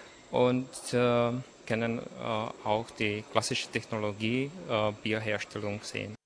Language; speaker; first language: German; non-native, fluent; Czech